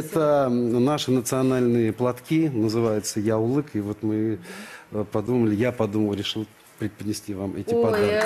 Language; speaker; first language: Russian; native; Russian